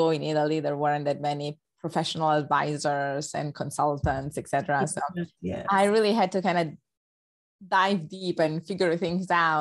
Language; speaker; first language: English; non-native, fluent; Italian